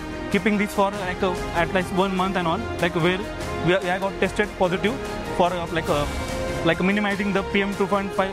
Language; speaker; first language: English; non-native, local second language; Marathi